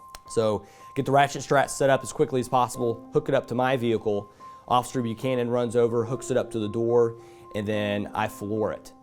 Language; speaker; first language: English; native; English